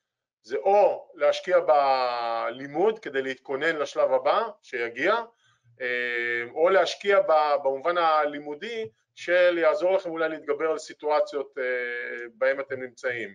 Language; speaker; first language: Hebrew; native; Hebrew